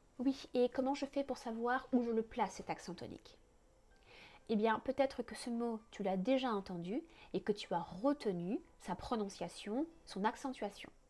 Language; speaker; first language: French; native; French